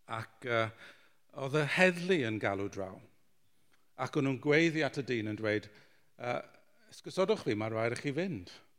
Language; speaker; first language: Welsh; non-native, local second language; English